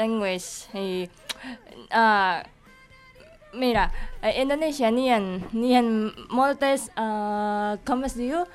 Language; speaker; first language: Catalan; non-native, learner; Indonesian